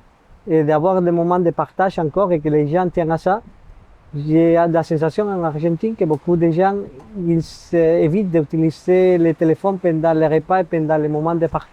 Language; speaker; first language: French; non-native, fluent; Spanish